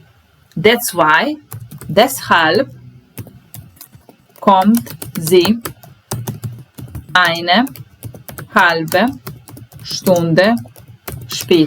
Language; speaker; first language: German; non-native, fluent; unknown